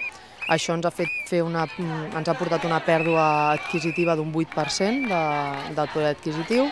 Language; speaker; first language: Catalan; native; Catalan